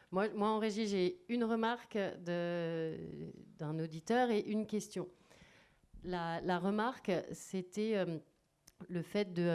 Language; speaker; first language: French; native; French